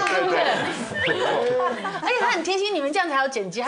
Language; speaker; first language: Chinese; native; Chinese